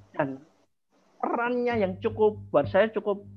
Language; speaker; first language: Indonesian; native; Indonesian